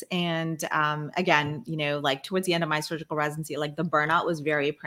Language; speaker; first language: English; non-native, fluent; Malay